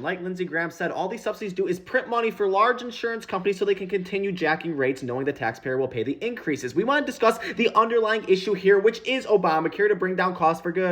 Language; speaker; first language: English; native; English